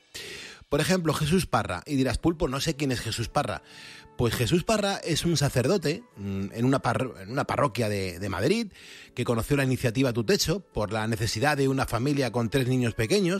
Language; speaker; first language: Spanish; native; Spanish